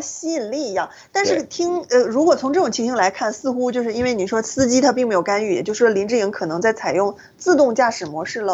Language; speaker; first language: Chinese; native; Chinese